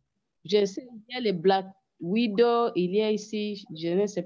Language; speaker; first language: French; non-native, learner; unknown